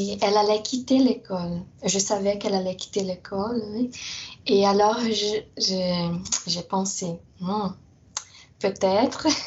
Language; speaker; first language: French; non-native, fluent; Portuguese